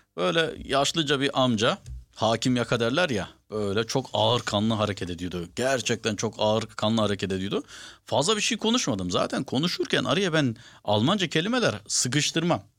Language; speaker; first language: Turkish; early bilingual, heritage; Turkish